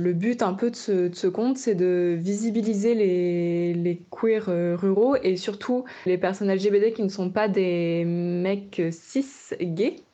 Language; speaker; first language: French; native; French